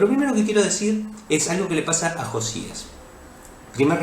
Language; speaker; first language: Spanish; native; Spanish